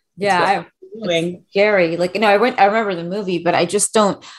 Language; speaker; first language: English; native; English